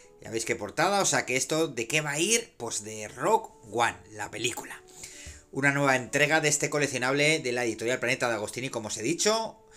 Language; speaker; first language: Spanish; native; Spanish